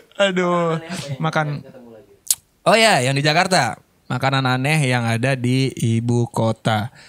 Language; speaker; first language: Indonesian; native; Indonesian